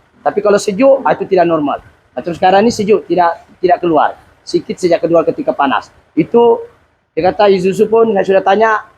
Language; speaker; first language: Malay; native; Malay